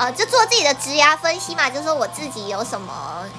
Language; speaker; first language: Chinese; native; Chinese